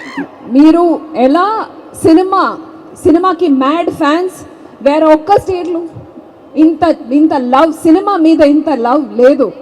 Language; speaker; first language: Telugu; non-native, learner; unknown